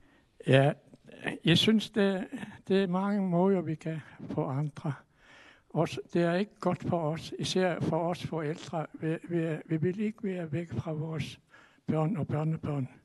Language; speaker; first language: Danish; non-native, local second language; Kalaallisut